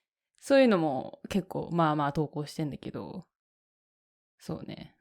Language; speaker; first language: Japanese; native; Japanese